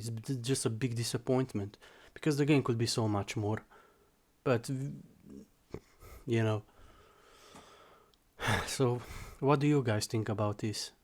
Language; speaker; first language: English; non-native, fluent; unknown